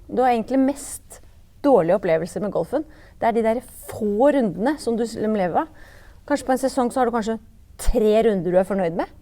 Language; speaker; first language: Norwegian; native; Norwegian